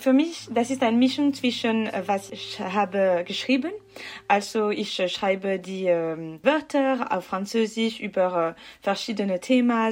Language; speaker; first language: German; non-native, local second language; French